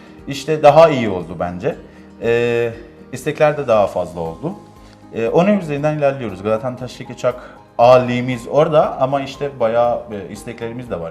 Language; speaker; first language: Turkish; non-native, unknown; Persian